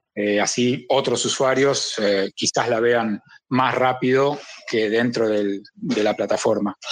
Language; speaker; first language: Spanish; native; Spanish